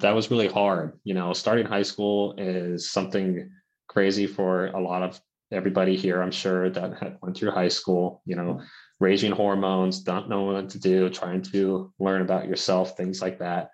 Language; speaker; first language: English; native; English